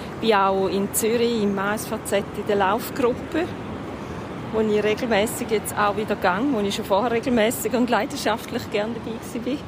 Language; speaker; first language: German; native; German